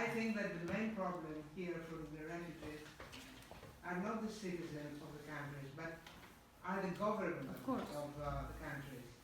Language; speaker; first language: English; non-native, learner; Greek